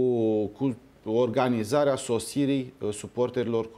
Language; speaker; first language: Romanian; native; Romanian